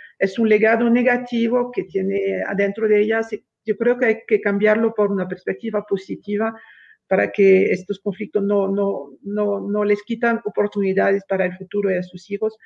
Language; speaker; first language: Spanish; non-native, fluent; French